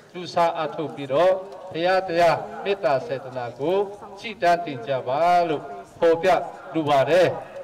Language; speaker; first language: Burmese; non-native, local second language; Hakha Chin